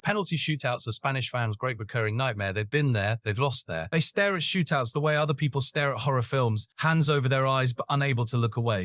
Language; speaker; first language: English; native; English